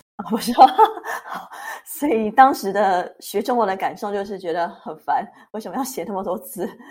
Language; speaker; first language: Chinese; native; Chinese